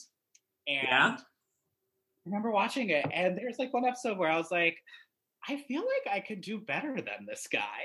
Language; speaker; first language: English; native; English